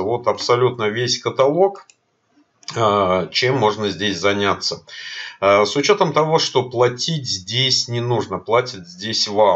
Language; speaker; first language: Russian; native; Russian